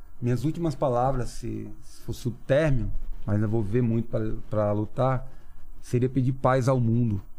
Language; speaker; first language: Portuguese; non-native, local second language; Kayapó